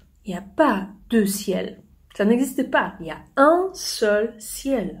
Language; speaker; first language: French; non-native, fluent; Polish